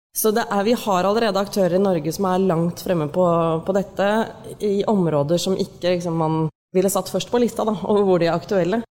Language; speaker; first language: Norwegian; native; Norwegian